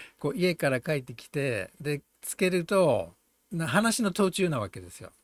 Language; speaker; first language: Japanese; non-native, fluent; English